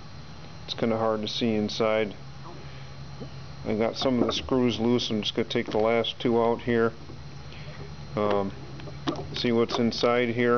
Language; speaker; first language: English; native; English